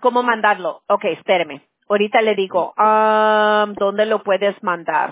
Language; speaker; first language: Spanish; early bilingual, heritage; Spanish